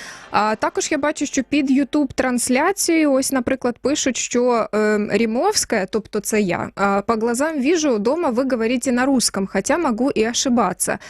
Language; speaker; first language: Ukrainian; native; Ukrainian